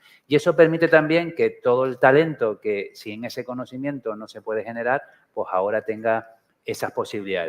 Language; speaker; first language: Spanish; native; Spanish